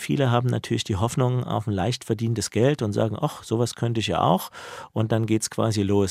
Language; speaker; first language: German; native; German